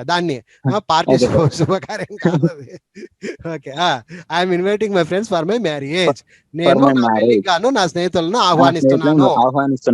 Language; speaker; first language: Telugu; native; Telugu